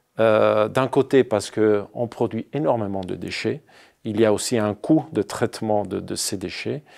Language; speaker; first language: French; non-native, fluent; Italian